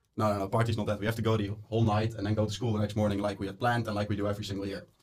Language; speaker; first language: English; non-native, fluent; Dutch